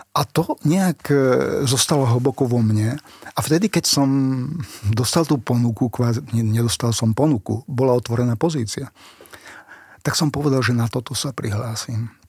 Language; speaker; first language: Slovak; non-native, local second language; Hungarian